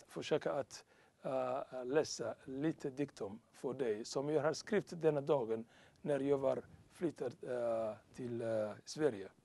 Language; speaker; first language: Swedish; non-native, learner; Somali